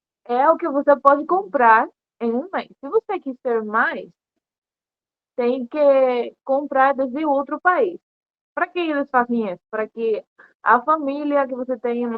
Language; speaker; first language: Portuguese; non-native, learner; Spanish